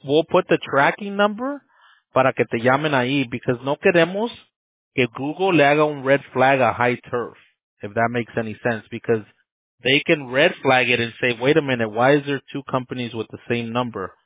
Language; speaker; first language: English; early bilingual, other home language; Spanish